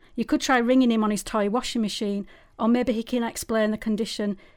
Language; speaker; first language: English; native; English